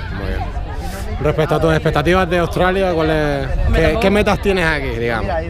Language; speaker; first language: Spanish; native; Spanish